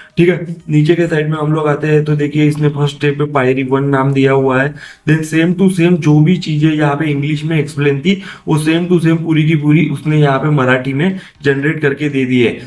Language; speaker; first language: Hindi; non-native, local second language; Marathi